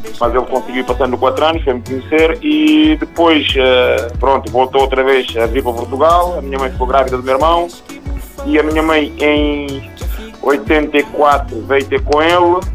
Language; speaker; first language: Portuguese; non-native, local second language; Kabuverdianu